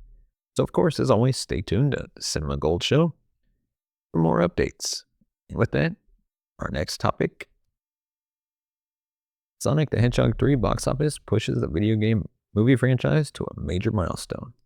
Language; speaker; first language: English; native; English